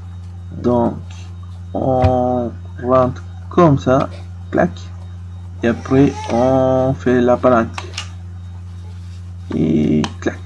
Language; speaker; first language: French; non-native, fluent; Spanish